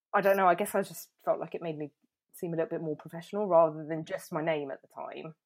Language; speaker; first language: English; native; English